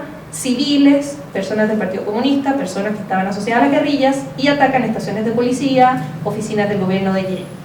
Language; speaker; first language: Spanish; native; Spanish